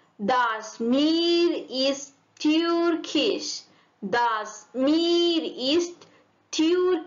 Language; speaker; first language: German; non-native, fluent; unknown